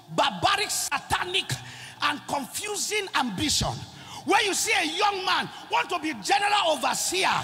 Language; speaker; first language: English; non-native, local second language; Yoruba